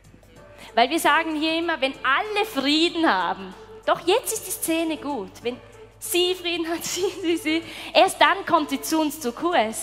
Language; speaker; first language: German; native; German